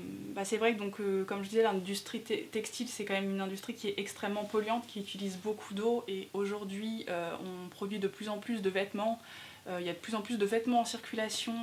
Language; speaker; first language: French; native; French